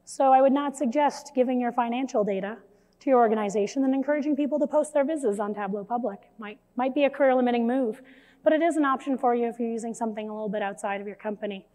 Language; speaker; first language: English; native; English